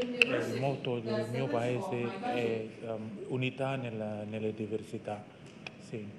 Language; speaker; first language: Italian; non-native, learner; Indonesian